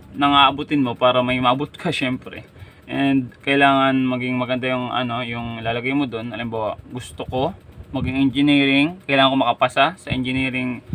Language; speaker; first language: Filipino; non-native, local second language; Bikol